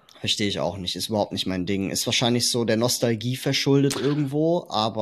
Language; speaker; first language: German; native; German